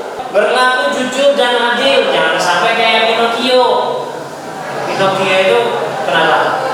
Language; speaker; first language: Indonesian; native; Indonesian